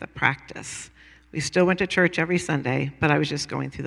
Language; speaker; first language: English; native; English